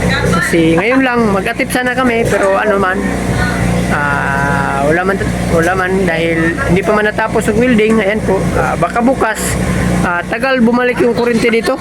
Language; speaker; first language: Filipino; non-native, local second language; Cebuano